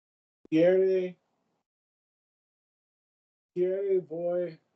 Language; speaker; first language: Spanish; non-native, learner; English